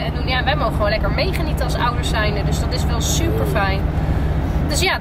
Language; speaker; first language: Dutch; native; Dutch